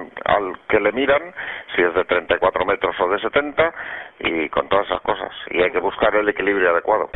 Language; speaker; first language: Spanish; native; Spanish